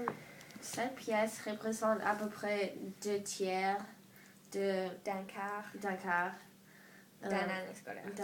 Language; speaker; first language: French; non-native, learner; English